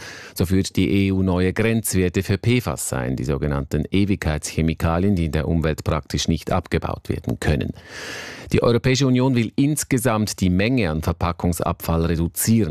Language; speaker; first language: German; native; German